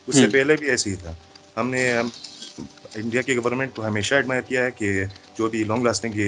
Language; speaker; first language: Hindi; non-native, fluent; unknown